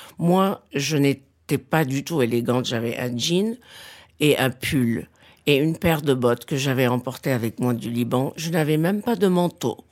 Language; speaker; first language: French; non-native, local second language; Arabic